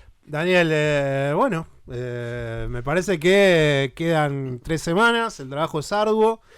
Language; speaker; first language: Spanish; native; Spanish